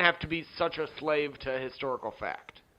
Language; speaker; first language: English; native; English